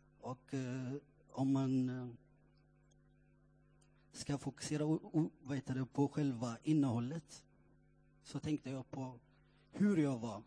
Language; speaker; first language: Swedish; non-native, fluent; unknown